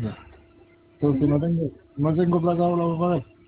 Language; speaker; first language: Spanish; non-native, learner; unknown